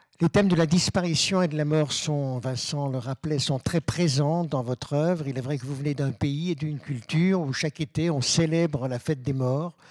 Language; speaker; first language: French; native; French